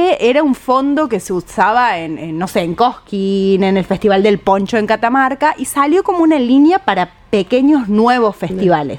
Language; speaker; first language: Spanish; native; Spanish